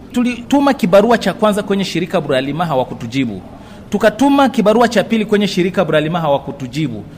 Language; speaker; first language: Swahili; native; Swahili